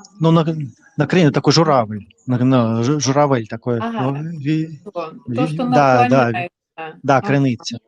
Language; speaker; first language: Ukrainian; non-native, learner; Russian